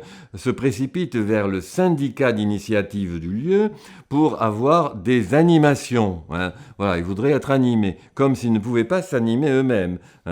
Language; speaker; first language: French; native; French